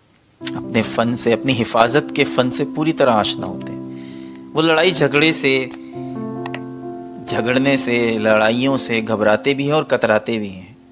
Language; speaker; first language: Urdu; native; Urdu